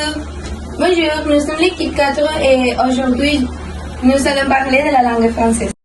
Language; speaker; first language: French; non-native, learner; Spanish